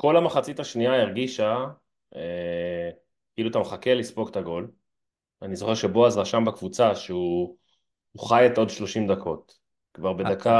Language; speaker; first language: Hebrew; native; Hebrew